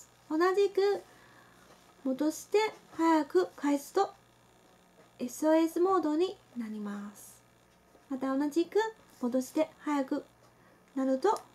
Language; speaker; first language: Japanese; non-native, fluent; Chinese